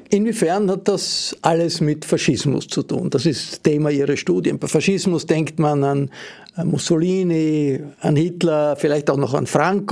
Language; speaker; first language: German; native; German